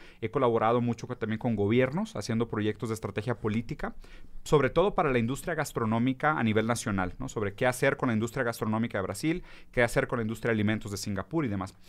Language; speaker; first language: Spanish; early bilingual, other home language; Portuguese